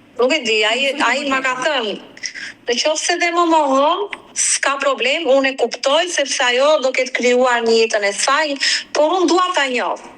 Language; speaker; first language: Albanian; native; Albanian